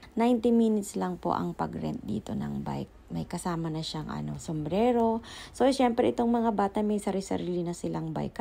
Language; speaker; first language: Filipino; native; Filipino